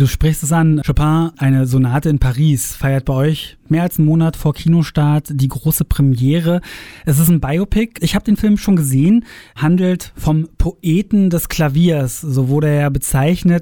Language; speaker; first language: German; native; German